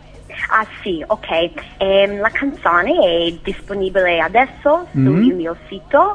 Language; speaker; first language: Italian; non-native, learner; English